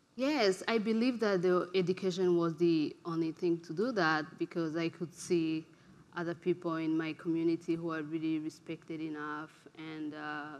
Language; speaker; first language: English; non-native, local second language; Kinyarwanda